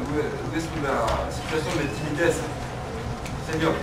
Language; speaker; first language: Spanish; non-native, fluent; French